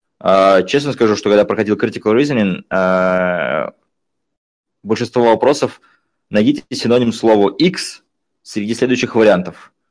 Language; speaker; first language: Russian; native; Russian